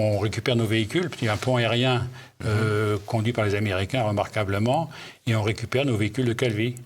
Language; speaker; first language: French; native; French